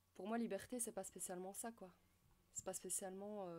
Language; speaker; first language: French; native; French